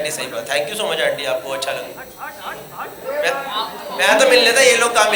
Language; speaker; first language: Hindi; native; Hindi